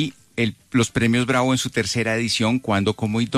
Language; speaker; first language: Spanish; native; Spanish